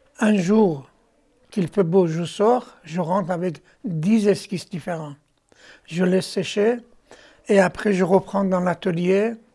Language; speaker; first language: French; non-native, fluent; Persian